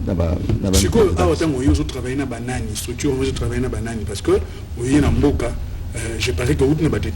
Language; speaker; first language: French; non-native, local second language; Lingala